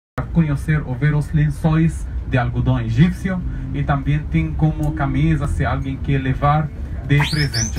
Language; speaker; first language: Portuguese; non-native, learner; Arabic